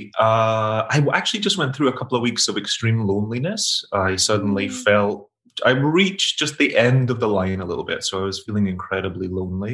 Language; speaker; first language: English; native; English